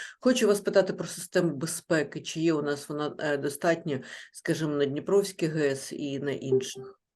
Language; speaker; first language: Ukrainian; non-native, local second language; Russian